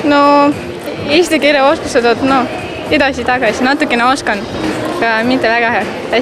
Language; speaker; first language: Estonian; non-native, local second language; Russian